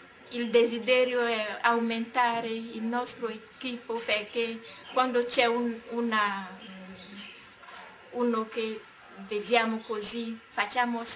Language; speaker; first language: Italian; non-native, learner; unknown